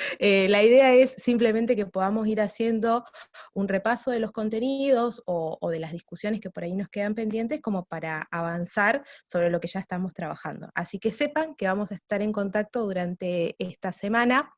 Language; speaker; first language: Spanish; native; Spanish